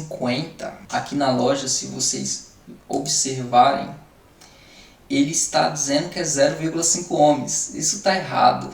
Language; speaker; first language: Portuguese; native; Portuguese